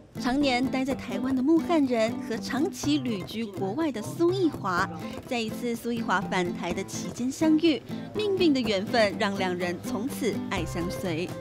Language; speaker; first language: Chinese; native; Chinese